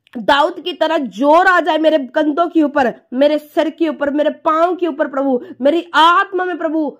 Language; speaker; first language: Hindi; non-native, local second language; Punjabi